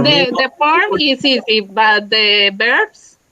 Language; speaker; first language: English; non-native, learner; Spanish